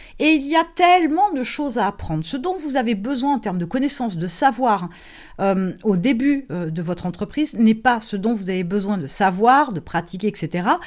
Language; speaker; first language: French; native; French